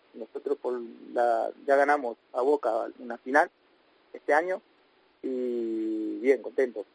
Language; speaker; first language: Spanish; native; Spanish